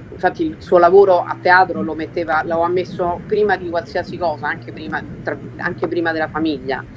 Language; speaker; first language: Italian; early bilingual, heritage; Italian